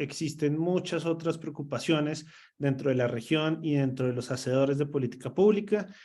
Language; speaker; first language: Spanish; native; Spanish